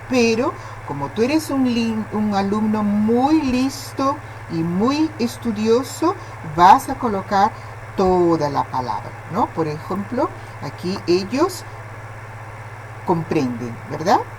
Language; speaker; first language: Spanish; non-native, fluent; Portuguese